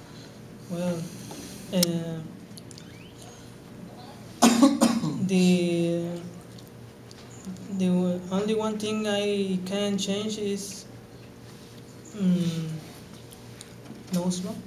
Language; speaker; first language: English; non-native, learner; Spanish